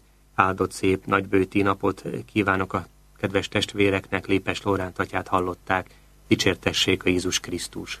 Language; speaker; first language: Hungarian; native; Hungarian